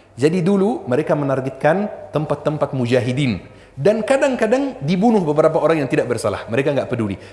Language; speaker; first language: Indonesian; non-native, fluent; Arabic